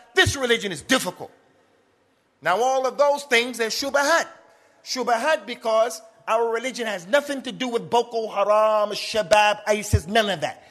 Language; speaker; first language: English; native; English